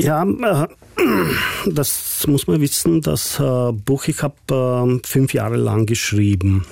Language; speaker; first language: German; non-native, fluent; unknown